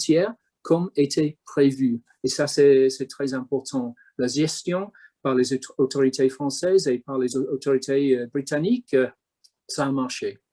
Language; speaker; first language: French; non-native, fluent; English